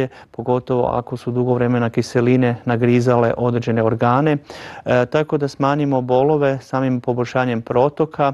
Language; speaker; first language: Croatian; native; Croatian